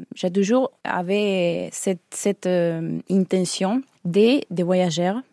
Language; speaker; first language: French; non-native, learner; Spanish